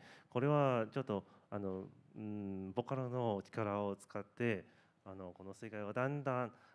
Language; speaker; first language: Japanese; non-native, learner; Chinese